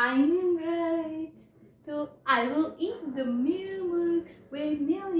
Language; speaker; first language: English; non-native, local second language; Hindi